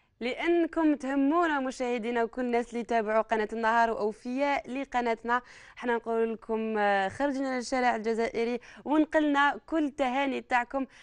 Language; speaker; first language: Arabic; native; Arabic